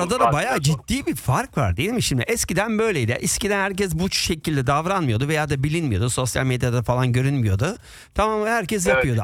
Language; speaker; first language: Turkish; early bilingual, heritage; Turkish